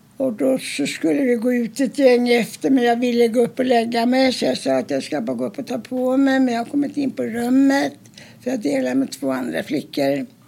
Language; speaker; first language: Swedish; early bilingual, other home language; German